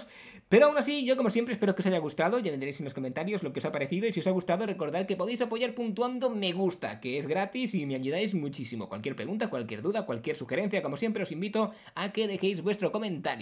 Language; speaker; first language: Spanish; native; Spanish